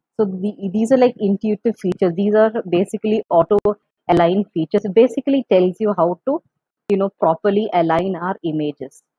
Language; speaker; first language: English; non-native, local second language; Malayalam